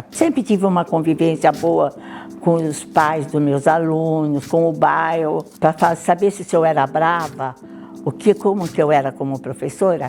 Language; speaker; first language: Portuguese; early bilingual, other home language; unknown